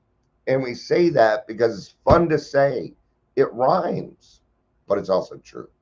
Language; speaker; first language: English; native; English